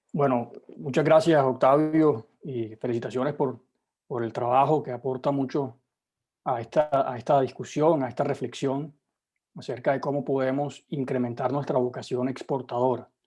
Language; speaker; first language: Spanish; native; Spanish